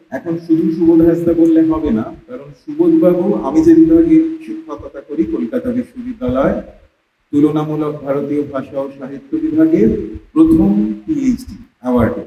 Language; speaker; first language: Bangla; native; Bangla